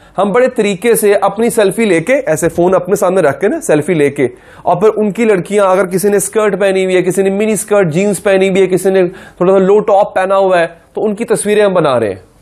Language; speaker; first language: Urdu; non-native, local second language; Punjabi